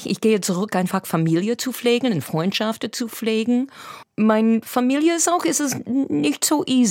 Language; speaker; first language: German; non-native, fluent; English